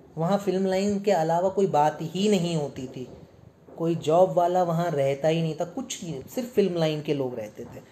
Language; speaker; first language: Hindi; native; Hindi